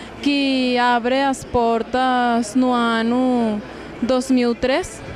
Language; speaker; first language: Portuguese; non-native, fluent; Spanish